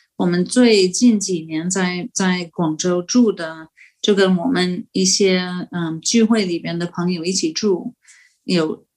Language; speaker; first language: Chinese; non-native, fluent; English